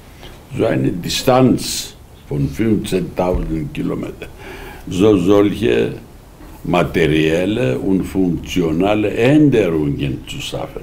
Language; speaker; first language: German; non-native, fluent; Greek